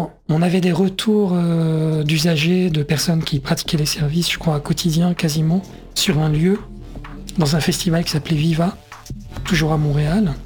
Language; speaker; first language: French; native; French